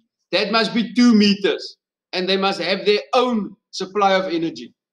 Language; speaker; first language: English; non-native, local second language; Afrikaans